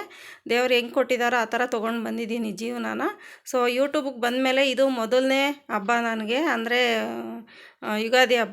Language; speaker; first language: Kannada; native; Kannada